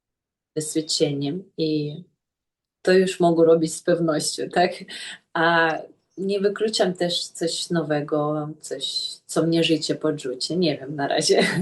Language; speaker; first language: Polish; non-native, fluent; Russian